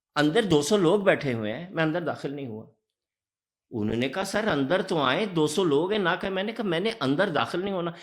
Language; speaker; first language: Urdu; early bilingual, heritage; Urdu